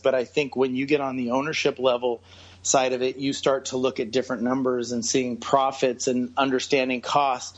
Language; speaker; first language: English; native; English